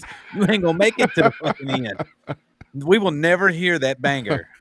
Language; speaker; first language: English; native; English